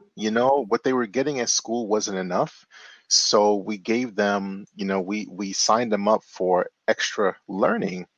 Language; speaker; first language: English; native; English